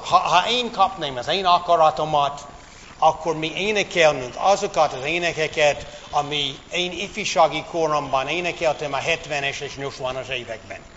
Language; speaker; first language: Hungarian; non-native, fluent; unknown